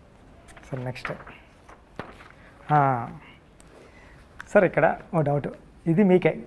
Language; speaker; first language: Telugu; native; Telugu